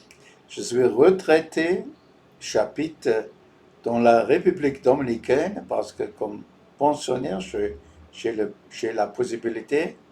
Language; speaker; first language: French; non-native, fluent; German